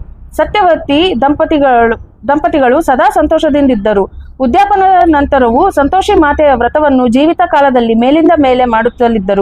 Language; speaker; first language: Kannada; native; Kannada